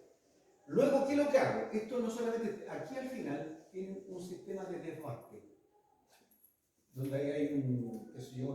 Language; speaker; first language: Spanish; native; Spanish